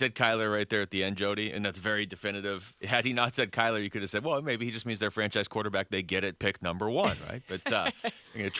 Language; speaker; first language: English; native; English